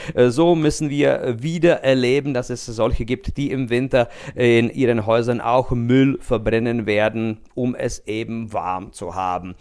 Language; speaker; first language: German; non-native, fluent; Czech